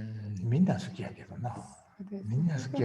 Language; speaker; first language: Japanese; native; Japanese